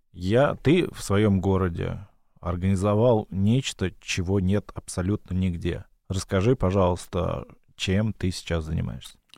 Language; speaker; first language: Russian; native; Russian